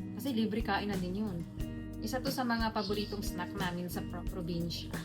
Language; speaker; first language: Filipino; non-native, local second language; Hiligaynon